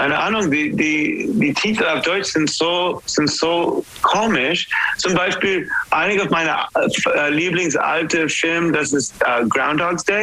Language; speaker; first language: German; non-native, learner; English